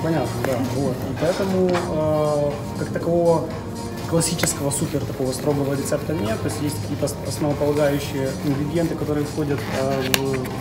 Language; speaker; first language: Russian; native; Russian